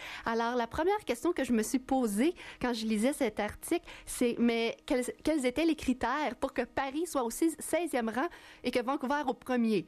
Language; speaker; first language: French; native; French